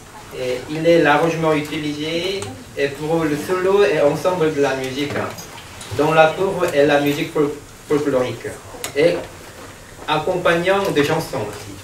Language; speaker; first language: French; non-native, learner; Korean